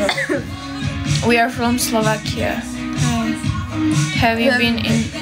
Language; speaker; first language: English; non-native, learner; Slovak